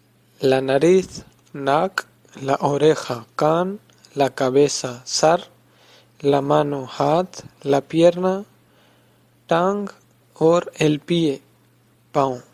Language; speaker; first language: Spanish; non-native, fluent; Urdu